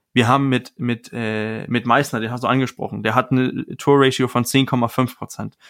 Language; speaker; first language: German; non-native, fluent; Danish